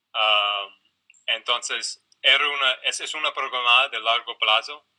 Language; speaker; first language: Spanish; non-native, fluent; English